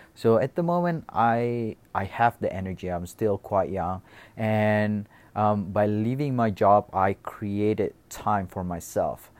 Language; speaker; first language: English; non-native, fluent; Indonesian